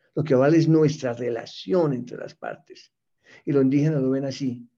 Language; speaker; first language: Spanish; early bilingual, other home language; English